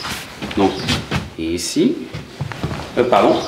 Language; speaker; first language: French; native; French